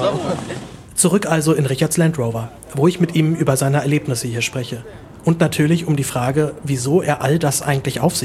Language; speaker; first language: German; native; German